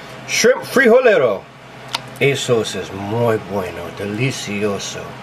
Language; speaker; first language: Spanish; non-native, learner; English